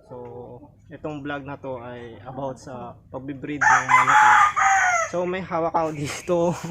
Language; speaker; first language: Filipino; non-native, local second language; Iloko